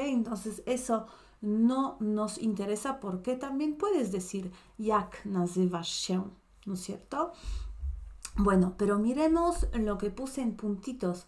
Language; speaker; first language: Spanish; non-native, fluent; Polish